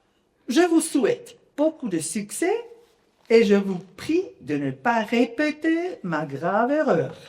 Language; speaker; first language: French; non-native, local second language; German